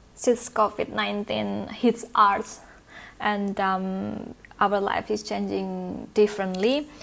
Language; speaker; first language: English; non-native, learner; Indonesian